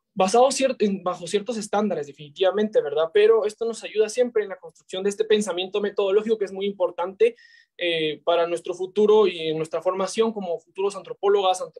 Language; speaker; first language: Spanish; native; Spanish